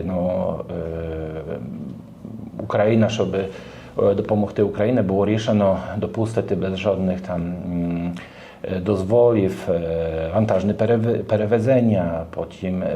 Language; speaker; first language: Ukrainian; non-native, learner; Polish